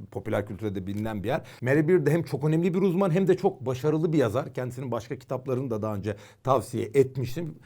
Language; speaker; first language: Turkish; native; Turkish